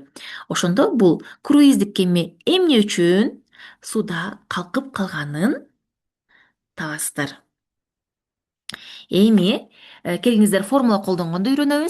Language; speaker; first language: Kyrgyz; native; Kyrgyz